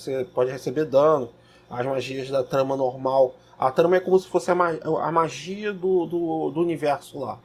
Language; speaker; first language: Portuguese; native; Portuguese